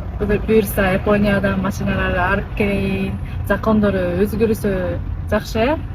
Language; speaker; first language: Kyrgyz; non-native, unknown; Japanese